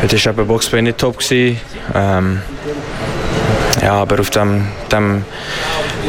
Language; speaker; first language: German; non-native, learner; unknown